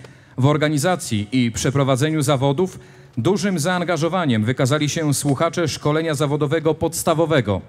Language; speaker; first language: Polish; native; Polish